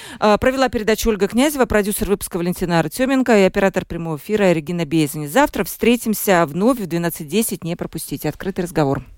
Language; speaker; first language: Russian; native; Russian